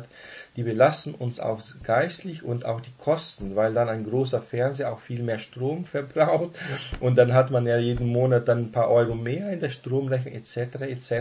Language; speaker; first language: German; non-native, fluent; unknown